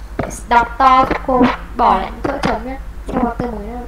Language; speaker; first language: Vietnamese; native; Vietnamese